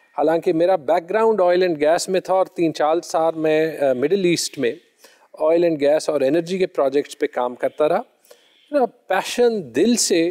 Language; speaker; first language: Urdu; non-native, local second language; Pashto